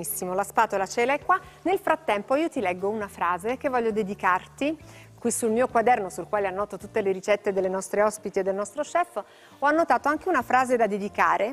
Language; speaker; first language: Italian; native; Italian